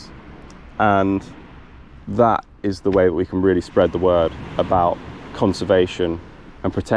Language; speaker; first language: English; native; English